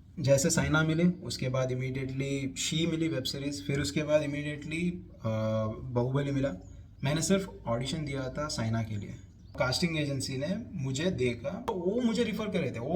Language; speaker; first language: Hindi; non-native, local second language; Telugu